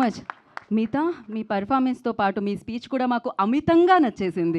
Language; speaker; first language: Telugu; native; Telugu